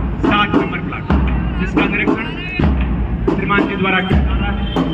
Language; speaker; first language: Hindi; native; Hindi